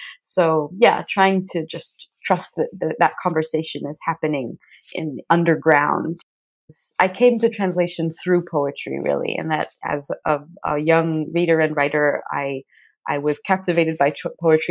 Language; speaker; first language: English; native; English